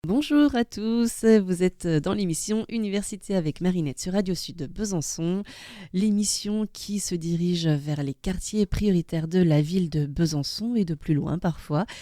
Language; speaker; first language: French; native; French